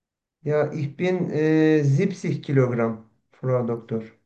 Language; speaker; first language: German; non-native, learner; Turkish